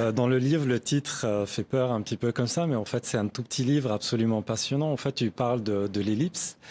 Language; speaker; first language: French; non-native, local second language; Arabic